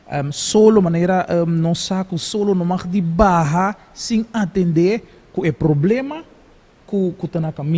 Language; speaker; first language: Portuguese; non-native, learner; Papiamento